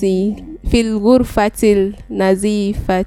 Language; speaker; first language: Arabic; non-native, learner; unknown